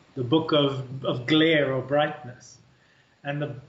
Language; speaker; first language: English; native; English